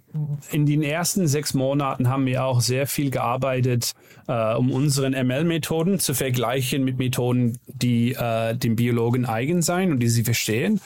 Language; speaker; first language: German; non-native, learner; Dutch